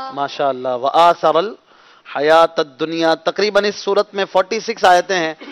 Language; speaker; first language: Urdu; native; Urdu